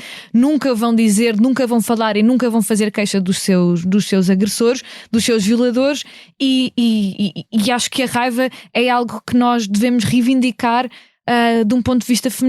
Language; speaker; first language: Portuguese; native; Portuguese